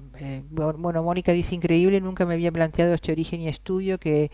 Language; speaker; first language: Spanish; native; Spanish